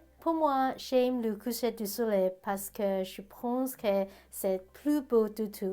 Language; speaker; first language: French; non-native, learner; Cantonese